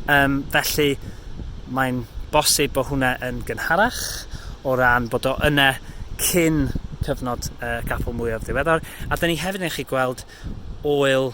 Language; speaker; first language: Welsh; native; Welsh